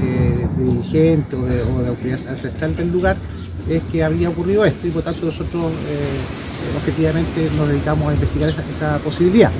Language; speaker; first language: Spanish; native; Spanish